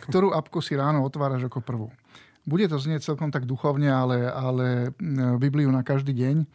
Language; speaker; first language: Slovak; native; Slovak